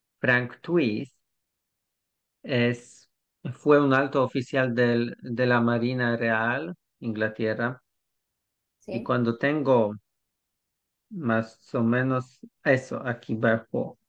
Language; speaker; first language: Spanish; non-native, learner; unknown